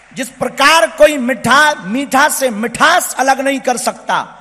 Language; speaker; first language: Hindi; native; Hindi